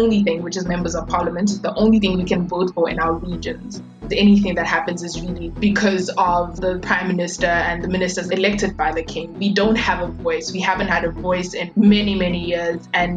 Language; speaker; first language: English; non-native, local second language; Swati